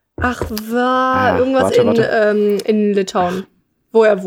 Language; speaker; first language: German; native; German